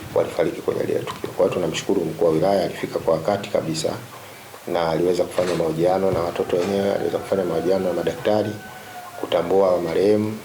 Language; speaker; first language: Swahili; native; Swahili